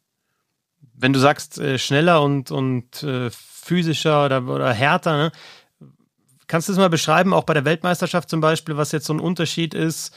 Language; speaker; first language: German; native; German